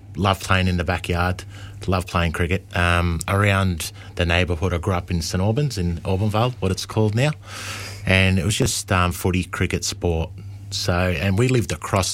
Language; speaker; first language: English; native; English